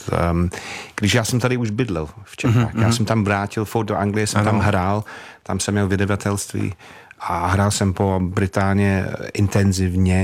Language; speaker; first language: Czech; non-native, fluent; English